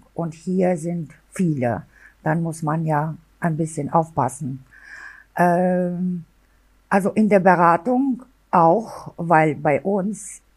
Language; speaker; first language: German; non-native, local second language; Albanian